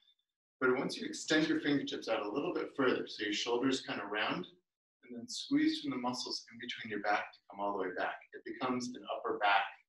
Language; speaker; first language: English; native; English